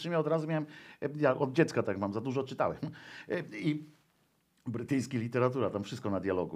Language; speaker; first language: Polish; native; Polish